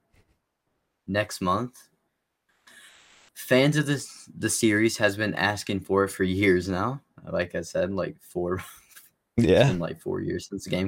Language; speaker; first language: English; native; English